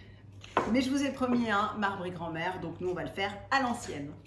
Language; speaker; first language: French; native; French